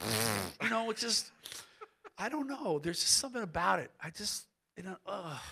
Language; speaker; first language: English; native; English